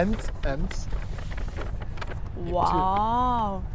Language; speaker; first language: English; non-native, fluent; Turkish